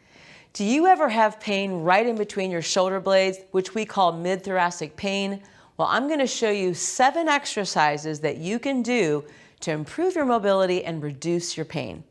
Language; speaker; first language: English; native; English